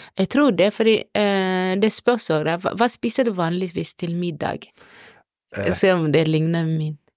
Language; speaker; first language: Norwegian; non-native, fluent; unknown